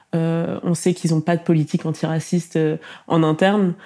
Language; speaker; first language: French; native; French